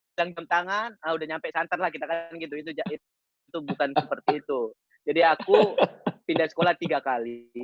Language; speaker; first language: Indonesian; non-native, local second language; Batak Toba